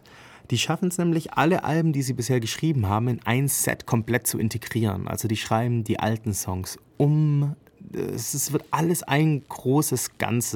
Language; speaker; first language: German; native; German